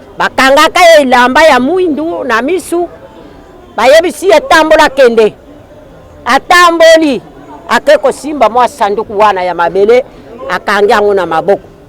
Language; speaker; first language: Lingala; non-native, local second language; Luba-Lulua